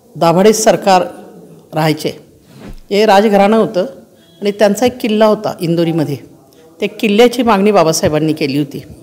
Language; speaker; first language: Marathi; native; Marathi